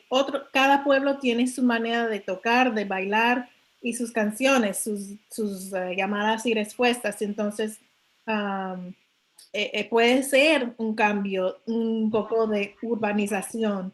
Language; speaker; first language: Spanish; non-native, learner; English